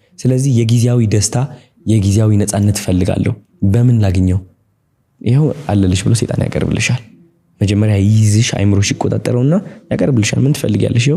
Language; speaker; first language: Amharic; non-native, local second language; Tigrinya